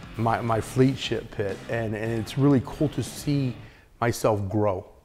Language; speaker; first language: English; native; English